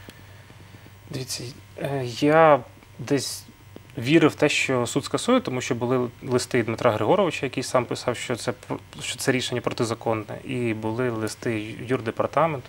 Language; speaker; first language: Ukrainian; native; Ukrainian